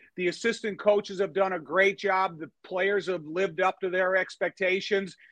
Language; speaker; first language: English; native; English